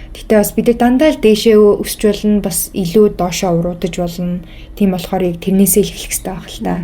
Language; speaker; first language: Mongolian; early bilingual, heritage; Mongolian